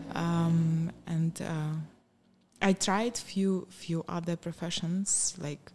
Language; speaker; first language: English; non-native, fluent; Ukrainian